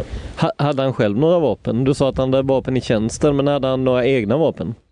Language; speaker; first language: Swedish; native; Swedish